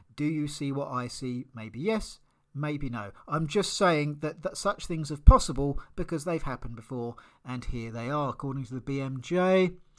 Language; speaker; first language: English; native; English